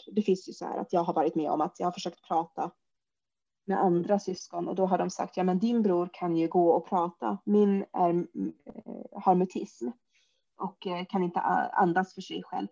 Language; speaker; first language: Swedish; early bilingual, other home language; Arabic